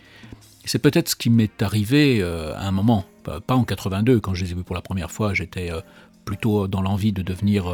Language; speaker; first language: French; native; French